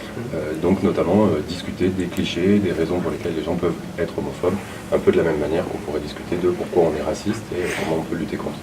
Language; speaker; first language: French; native; French